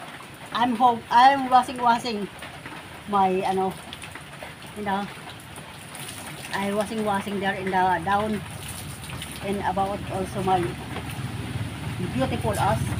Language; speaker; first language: English; non-native, learner; Filipino